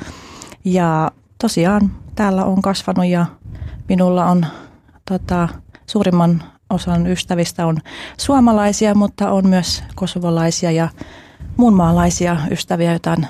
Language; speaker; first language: Finnish; early bilingual, other home language; Albanian